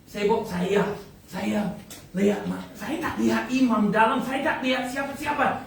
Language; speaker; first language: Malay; non-native, fluent; English